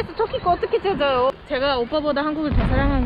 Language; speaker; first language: Korean; non-native, fluent; Turkish